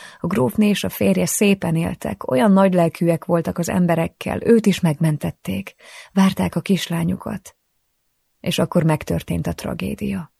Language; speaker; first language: Hungarian; native; Hungarian